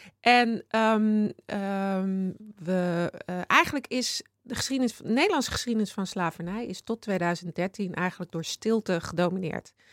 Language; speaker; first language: Dutch; native; Dutch